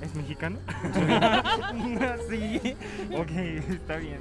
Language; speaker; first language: Spanish; non-native, fluent; Chinese